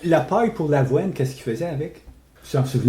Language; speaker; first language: French; native; French